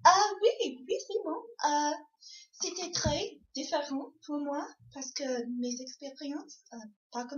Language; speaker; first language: French; non-native, learner; English